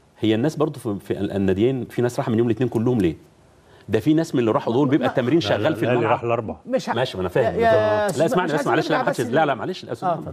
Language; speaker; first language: Arabic; native; Arabic